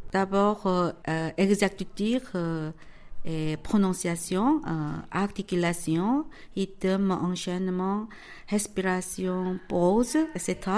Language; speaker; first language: French; non-native, fluent; Korean